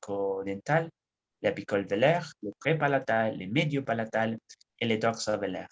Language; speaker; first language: French; non-native, learner; Spanish